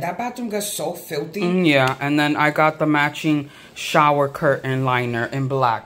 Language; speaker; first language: English; native; English